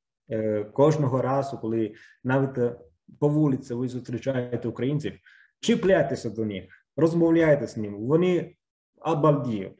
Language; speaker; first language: Ukrainian; non-native, fluent; Italian